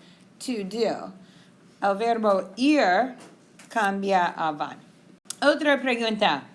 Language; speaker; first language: Spanish; non-native, fluent; English